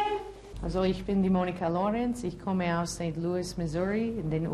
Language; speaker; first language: German; early bilingual, heritage; English